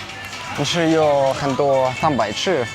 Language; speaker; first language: Chinese; non-native, learner; Russian